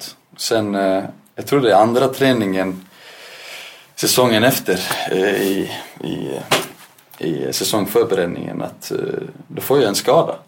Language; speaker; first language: Swedish; non-native, fluent; Icelandic